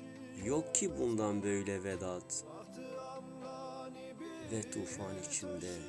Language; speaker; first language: Turkish; native; Turkish